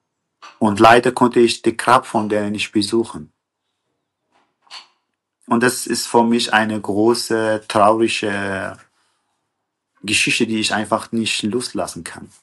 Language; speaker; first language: German; non-native, fluent; Kurdish